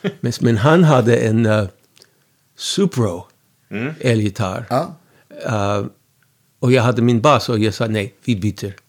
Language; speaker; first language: Swedish; non-native, fluent; English